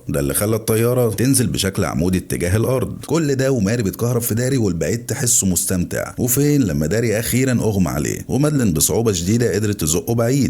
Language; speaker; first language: Arabic; native; Arabic